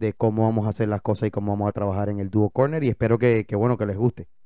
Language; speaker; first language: Spanish; native; Spanish